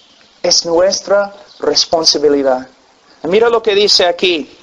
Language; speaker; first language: Spanish; non-native, fluent; English